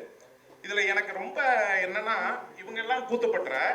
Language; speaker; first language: Tamil; native; Tamil